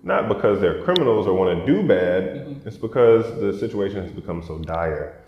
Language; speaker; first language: English; native; English